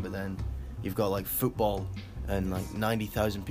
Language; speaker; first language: English; native; English